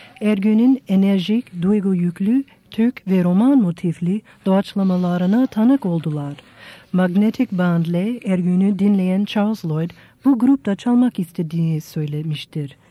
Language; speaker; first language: Turkish; non-native, fluent; English